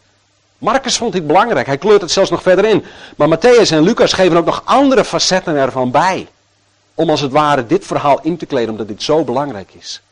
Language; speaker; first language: Dutch; native; Dutch